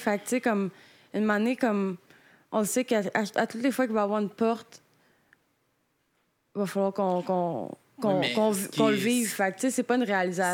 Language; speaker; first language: French; native; French